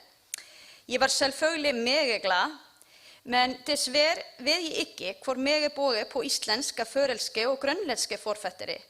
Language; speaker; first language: Danish; non-native, learner; Icelandic